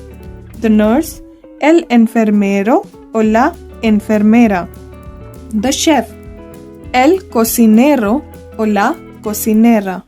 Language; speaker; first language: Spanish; non-native, learner; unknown